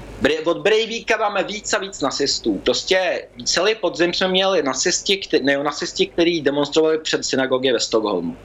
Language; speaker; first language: Czech; early bilingual, heritage; Czech